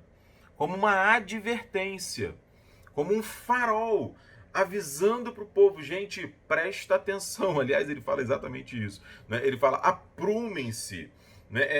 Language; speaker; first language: Portuguese; native; Portuguese